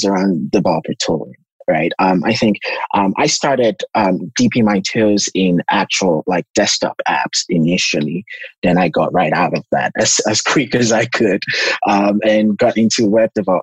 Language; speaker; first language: English; non-native, local second language; Yoruba